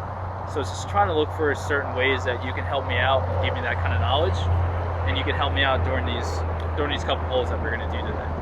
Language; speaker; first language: English; native; English